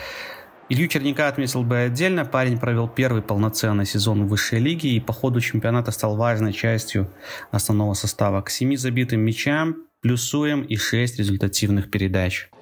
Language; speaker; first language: Russian; native; Russian